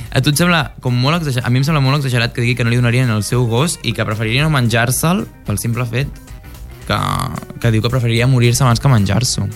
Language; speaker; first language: Catalan; non-native, local second language; Spanish